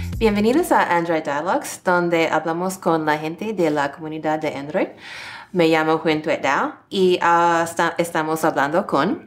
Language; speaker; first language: Spanish; non-native, learner; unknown